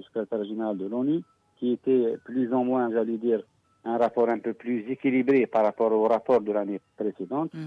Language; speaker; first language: French; non-native, local second language; Arabic